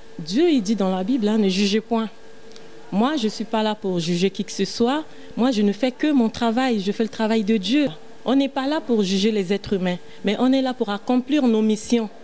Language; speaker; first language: French; non-native, local second language; Lingala